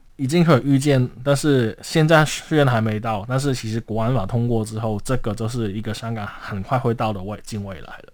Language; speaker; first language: Chinese; non-native, local second language; Cantonese